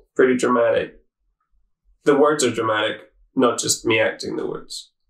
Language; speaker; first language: English; native; English